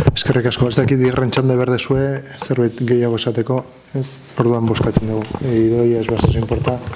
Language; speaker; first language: Basque; non-native, local second language; Spanish